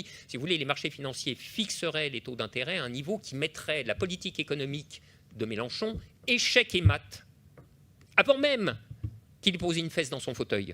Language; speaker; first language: French; native; French